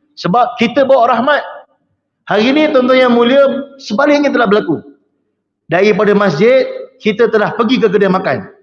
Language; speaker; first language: Malay; native; Malay